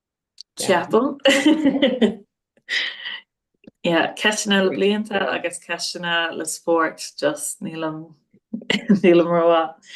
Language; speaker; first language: Irish; non-native, local second language; English